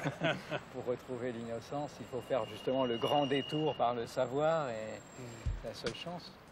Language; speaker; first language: French; native; French